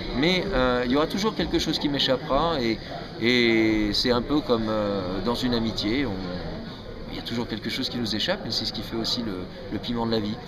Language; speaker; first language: French; native; French